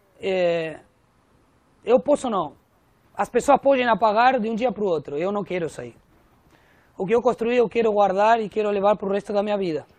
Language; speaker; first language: Portuguese; non-native, fluent; Spanish